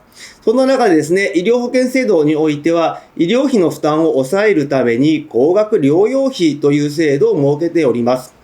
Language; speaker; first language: Japanese; native; Japanese